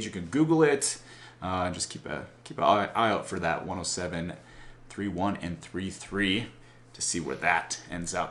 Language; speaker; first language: English; native; English